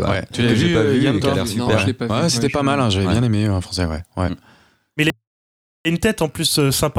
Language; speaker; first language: French; native; French